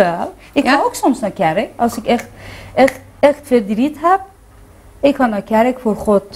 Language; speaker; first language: Dutch; non-native, fluent; Persian